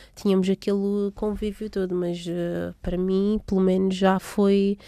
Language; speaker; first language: Portuguese; native; Portuguese